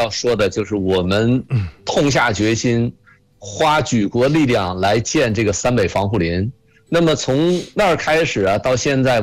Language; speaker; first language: Chinese; native; Chinese